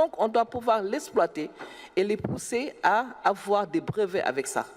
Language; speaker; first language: French; non-native, local second language; Wolof